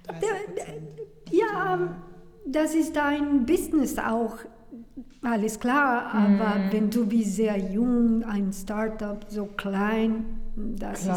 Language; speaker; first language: German; non-native, learner; Spanish